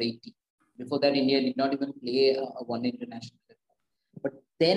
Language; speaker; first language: English; non-native, local second language; Bangla